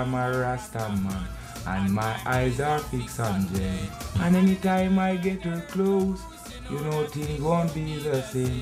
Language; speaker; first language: English; non-native, local second language; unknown